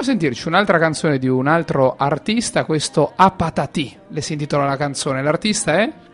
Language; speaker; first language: Italian; native; Italian